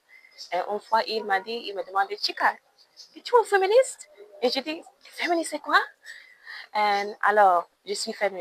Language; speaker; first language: French; non-native, learner; English